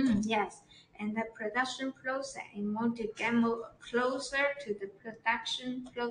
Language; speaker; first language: English; non-native, learner; Chinese